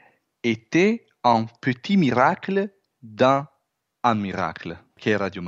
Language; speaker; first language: French; non-native, fluent; Italian